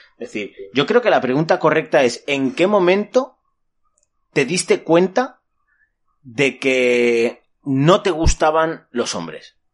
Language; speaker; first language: Spanish; native; Spanish